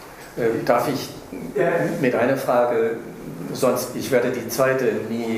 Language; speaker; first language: German; non-native, fluent; English